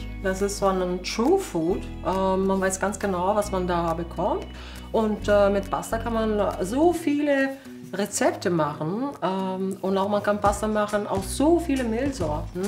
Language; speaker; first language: German; non-native, fluent; Italian